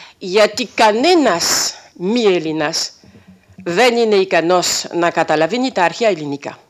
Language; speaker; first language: Greek; non-native, fluent; French